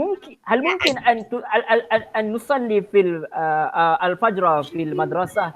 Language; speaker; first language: Arabic; non-native, fluent; Malay